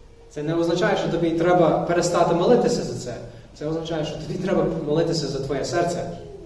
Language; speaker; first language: Ukrainian; non-native, fluent; English